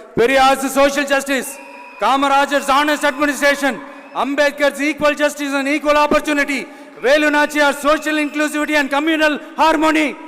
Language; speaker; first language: English; non-native, local second language; Tamil